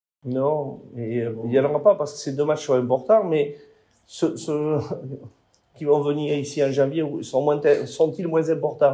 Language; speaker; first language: French; native; French